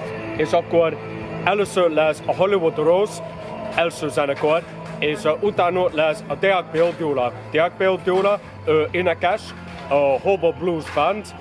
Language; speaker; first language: Hungarian; non-native, learner; English